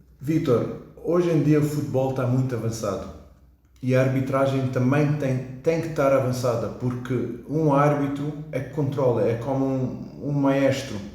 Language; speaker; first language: Portuguese; early bilingual, heritage; English